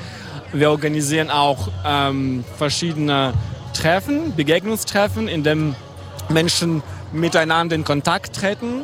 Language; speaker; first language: German; non-native, fluent; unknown